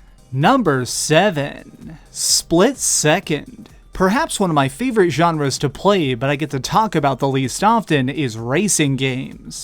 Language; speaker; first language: English; native; English